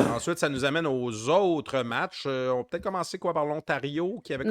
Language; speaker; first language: French; native; French